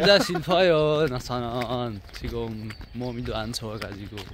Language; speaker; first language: Korean; non-native, learner; Nepali